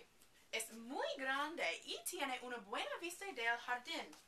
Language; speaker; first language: Spanish; non-native, learner; English